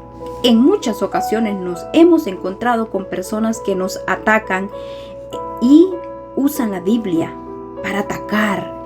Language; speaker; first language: Spanish; native; Spanish